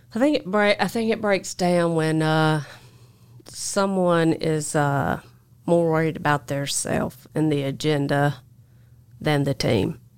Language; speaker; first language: English; native; English